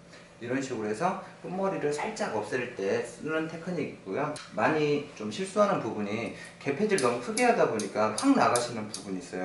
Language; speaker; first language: Korean; native; Korean